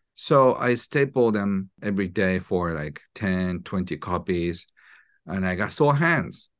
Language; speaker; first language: English; non-native, fluent; Japanese